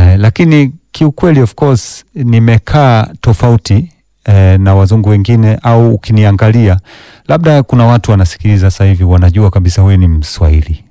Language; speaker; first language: Swahili; early bilingual, other home language; Danish